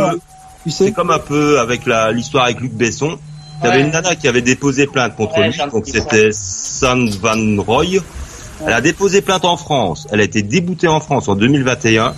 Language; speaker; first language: French; native; French